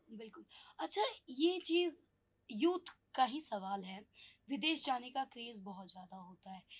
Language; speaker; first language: Hindi; native; Hindi